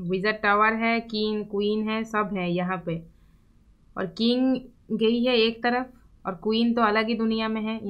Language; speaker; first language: Hindi; non-native, local second language; Bangla